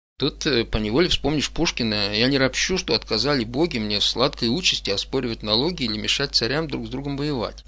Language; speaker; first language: Russian; native; Russian